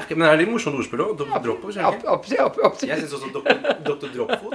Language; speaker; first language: Norwegian; native; Norwegian